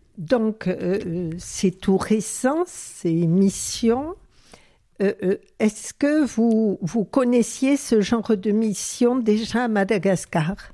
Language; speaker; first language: French; native; French